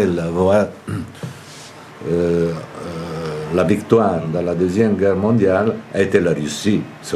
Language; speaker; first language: French; non-native, fluent; Italian